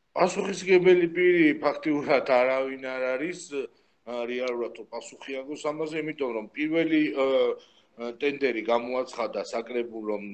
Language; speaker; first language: Georgian; native; Georgian